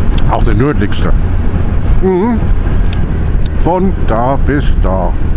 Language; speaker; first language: German; non-native, fluent; English